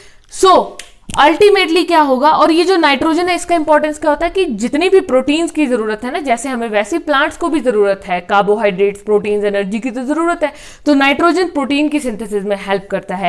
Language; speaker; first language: Hindi; native; Hindi